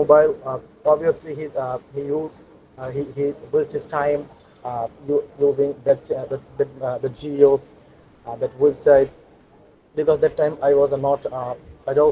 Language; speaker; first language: English; non-native, learner; Bangla